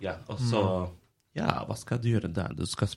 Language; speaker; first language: Norwegian; non-native, fluent; Spanish